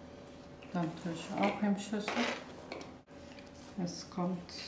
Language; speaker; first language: German; non-native, fluent; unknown